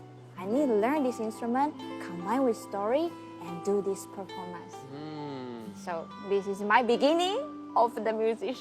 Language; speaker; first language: English; non-native, learner; Chinese